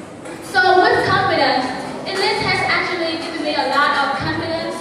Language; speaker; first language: English; non-native, learner; Vietnamese